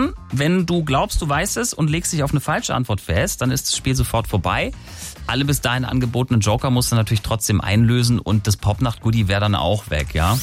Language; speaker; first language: German; native; German